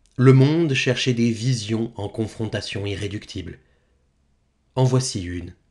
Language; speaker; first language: French; native; French